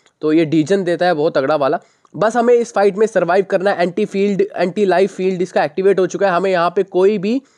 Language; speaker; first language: Hindi; native; Hindi